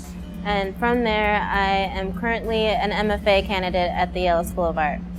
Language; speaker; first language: English; native; English